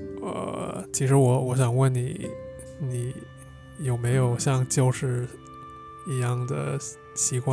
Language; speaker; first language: Chinese; non-native, fluent; English